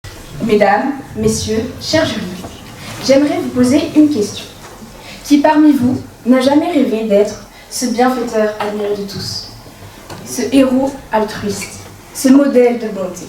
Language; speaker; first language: French; native; French